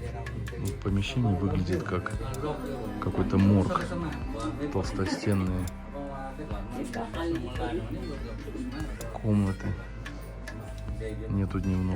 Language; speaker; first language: Russian; native; Russian